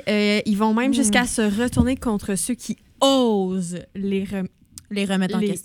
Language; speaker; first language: French; native; French